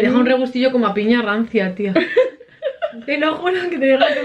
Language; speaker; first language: Spanish; native; Spanish